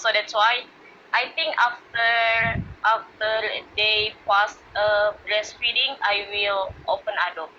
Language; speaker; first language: English; non-native, learner; Indonesian